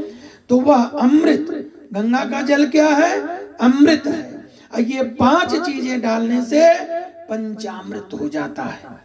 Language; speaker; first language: Hindi; native; Hindi